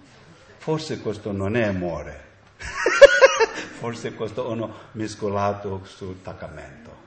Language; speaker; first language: Italian; non-native, learner; Tibetan